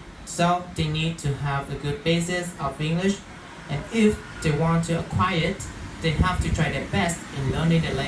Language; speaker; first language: English; non-native, fluent; Vietnamese